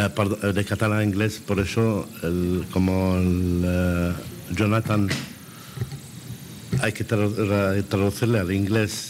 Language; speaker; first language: Spanish; non-native, fluent; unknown